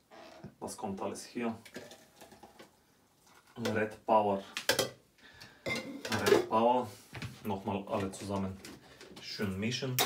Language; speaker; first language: German; non-native, fluent; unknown